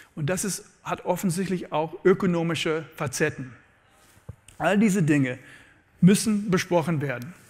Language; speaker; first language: German; non-native, fluent; English